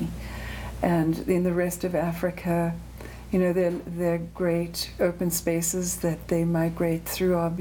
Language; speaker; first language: English; native; English